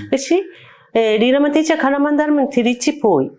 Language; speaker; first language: Malayalam; non-native, learner; Japanese